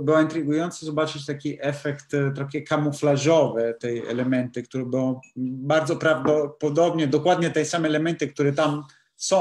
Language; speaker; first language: Polish; non-native, learner; Italian